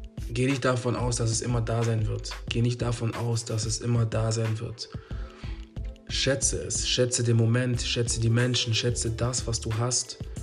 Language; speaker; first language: German; native; German